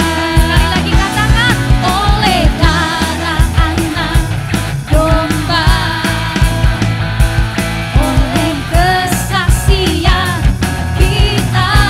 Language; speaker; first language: Indonesian; native; Indonesian